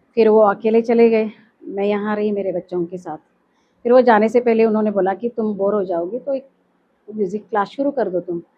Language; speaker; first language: Hindi; non-native, local second language; Kannada